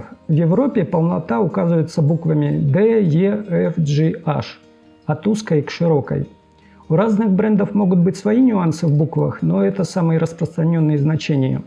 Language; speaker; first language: Russian; native; Russian